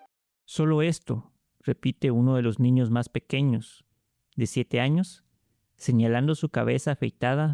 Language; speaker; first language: Spanish; native; Spanish